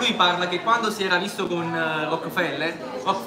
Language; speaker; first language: Italian; native; Italian